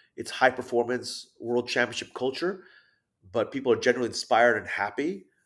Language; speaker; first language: English; early bilingual, other home language; Thai